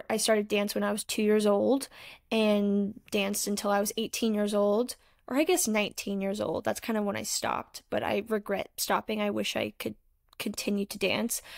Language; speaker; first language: English; native; English